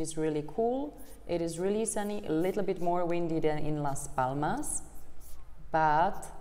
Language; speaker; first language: English; non-native, fluent; Czech